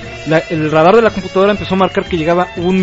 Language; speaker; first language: Spanish; native; Spanish